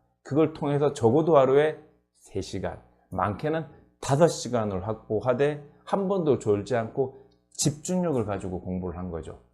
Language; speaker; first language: Korean; native; Korean